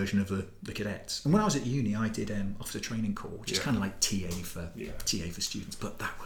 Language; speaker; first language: English; native; English